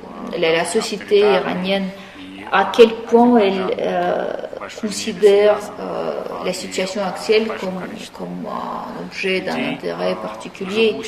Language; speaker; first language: French; non-native, fluent; Russian